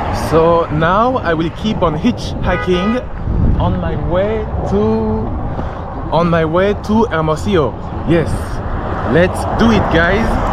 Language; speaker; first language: English; non-native, fluent; French